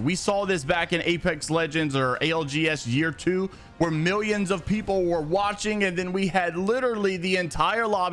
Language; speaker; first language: English; native; English